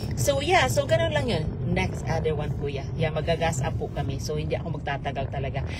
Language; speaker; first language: Filipino; native; Filipino